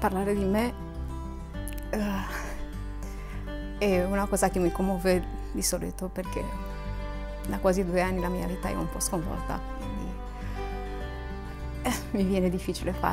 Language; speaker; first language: Italian; non-native, fluent; Romanian